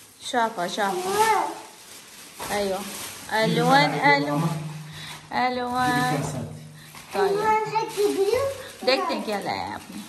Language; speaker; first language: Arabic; non-native, fluent; Urdu